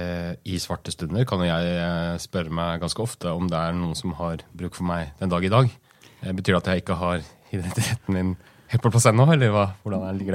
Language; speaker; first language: Norwegian; native; Norwegian